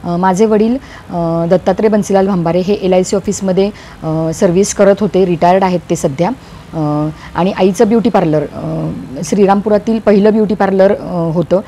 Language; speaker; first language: Marathi; native; Marathi